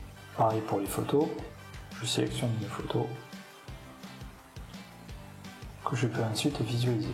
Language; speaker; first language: French; native; French